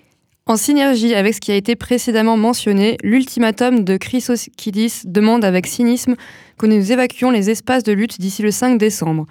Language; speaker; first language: French; native; French